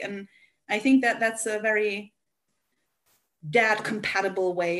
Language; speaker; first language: English; non-native, fluent; Hungarian